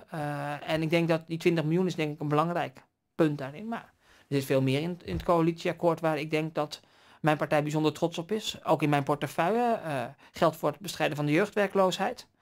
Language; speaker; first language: Dutch; native; Dutch